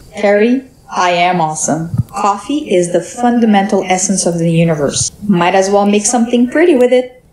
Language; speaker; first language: English; native; English